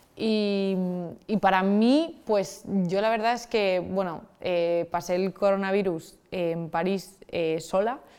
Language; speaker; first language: Spanish; native; Spanish